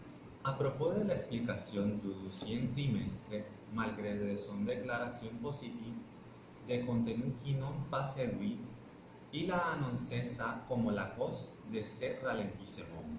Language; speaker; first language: French; non-native, learner; Spanish